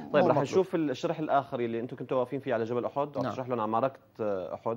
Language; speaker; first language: Arabic; native; Arabic